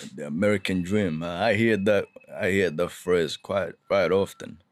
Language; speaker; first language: English; non-native, local second language; Kinyarwanda